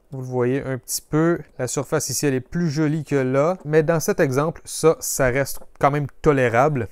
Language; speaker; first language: French; native; French